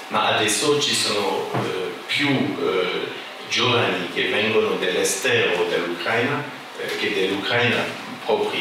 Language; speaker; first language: Italian; non-native, fluent; French